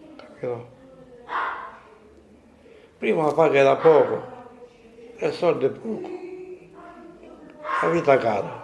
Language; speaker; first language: Italian; non-native, learner; Maltese